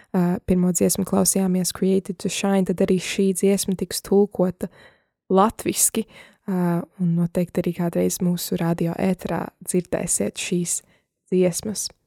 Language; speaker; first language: Latvian; native; Latvian